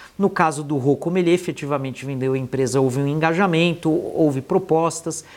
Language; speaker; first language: Portuguese; native; Portuguese